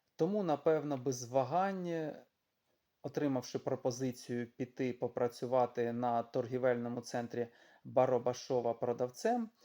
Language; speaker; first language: Ukrainian; non-native, local second language; Russian